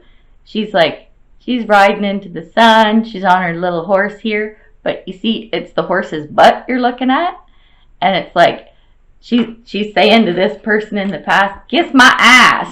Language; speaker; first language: English; native; English